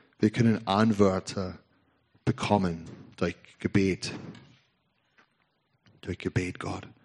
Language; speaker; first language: German; non-native, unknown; English